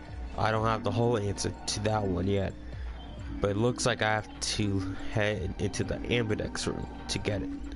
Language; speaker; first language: English; native; English